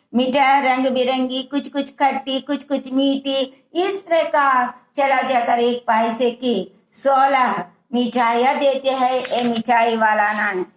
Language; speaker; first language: Hindi; non-native, local second language; Telugu